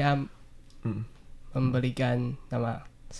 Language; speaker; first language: Indonesian; non-native, learner; Chinese